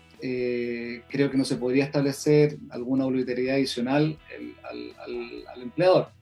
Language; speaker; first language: Spanish; native; Spanish